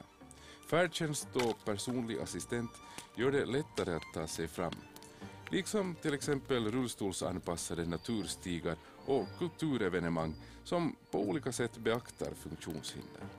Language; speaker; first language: Swedish; native; Swedish